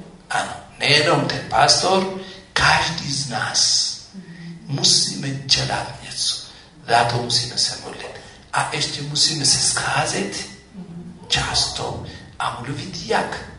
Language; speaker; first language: Czech; non-native, fluent; Amharic